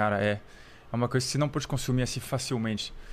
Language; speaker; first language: Portuguese; non-native, fluent; French